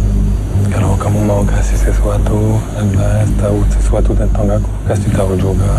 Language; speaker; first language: Indonesian; non-native, fluent; English